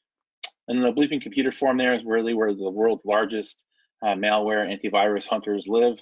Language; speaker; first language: English; native; English